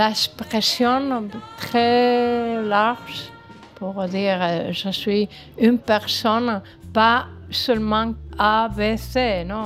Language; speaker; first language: French; non-native, fluent; Spanish